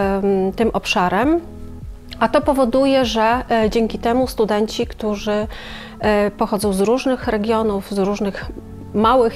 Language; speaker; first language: Polish; native; Polish